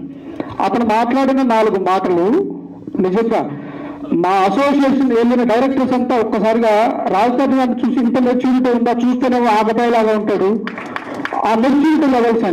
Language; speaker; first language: Telugu; native; Telugu